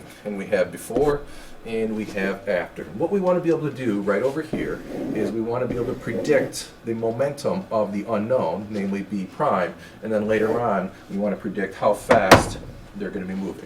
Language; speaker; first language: English; native; English